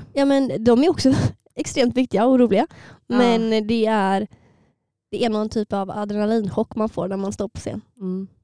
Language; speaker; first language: Swedish; native; Swedish